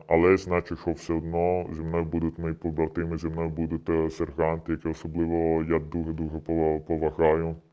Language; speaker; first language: Ukrainian; early bilingual, heritage; Ukrainian